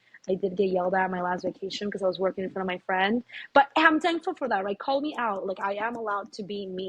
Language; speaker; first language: English; early bilingual, other home language; Spanish